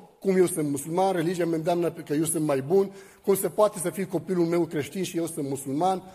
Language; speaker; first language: Romanian; non-native, fluent; Arabic